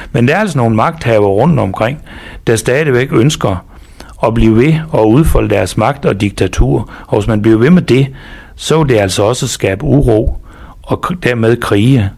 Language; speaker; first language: Danish; native; Danish